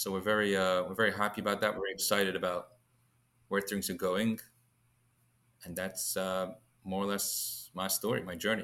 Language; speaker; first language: English; native; English